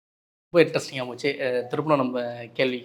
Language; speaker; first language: Tamil; native; Tamil